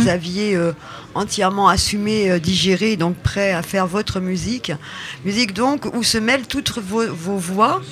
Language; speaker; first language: French; native; French